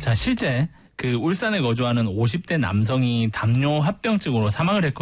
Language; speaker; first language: Korean; native; Korean